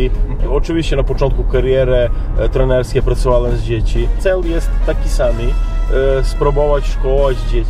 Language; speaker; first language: Polish; non-native, learner; Serbian